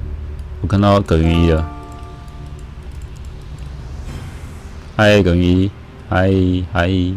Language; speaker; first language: Chinese; native; Chinese